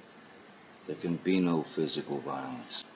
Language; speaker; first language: English; native; English